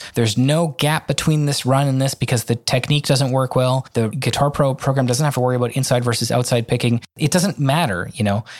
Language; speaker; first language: English; native; English